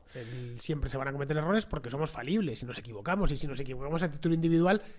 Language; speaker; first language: Spanish; native; Spanish